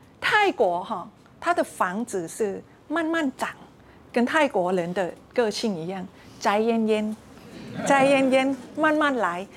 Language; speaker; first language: Chinese; non-native, fluent; Thai